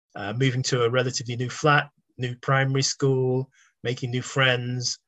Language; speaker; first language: English; native; English